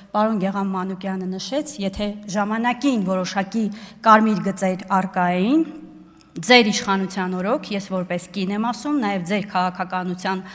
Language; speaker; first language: Armenian; native; Armenian